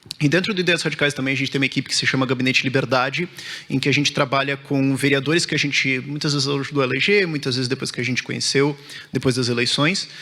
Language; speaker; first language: Portuguese; native; Portuguese